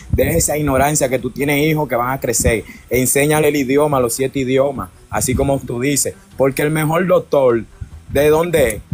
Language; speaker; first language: Spanish; native; Spanish